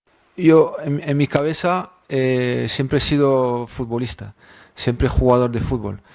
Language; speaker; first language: Spanish; non-native, fluent; French